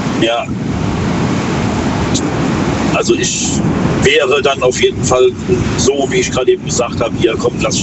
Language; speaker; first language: German; native; German